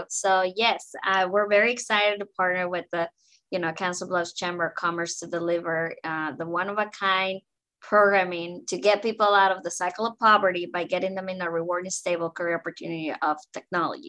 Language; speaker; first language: English; non-native, fluent; Spanish